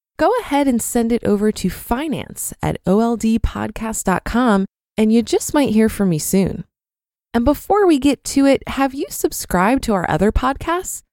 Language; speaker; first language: English; native; English